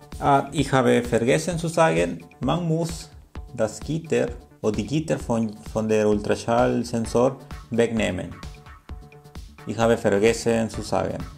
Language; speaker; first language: German; non-native, learner; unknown